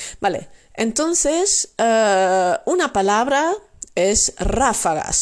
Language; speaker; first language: Spanish; non-native, fluent; Dutch